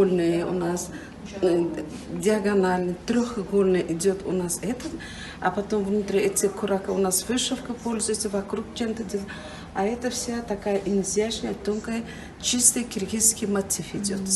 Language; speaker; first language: Russian; non-native, local second language; Kyrgyz